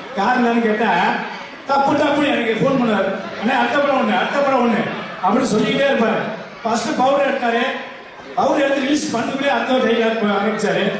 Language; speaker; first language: Tamil; native; Tamil